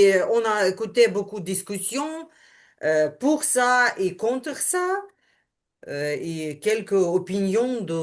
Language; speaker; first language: French; non-native, learner; Ukrainian